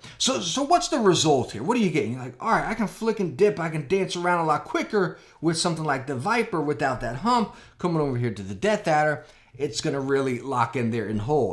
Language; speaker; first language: English; native; English